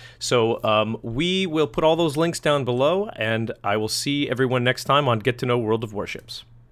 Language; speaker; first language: English; native; English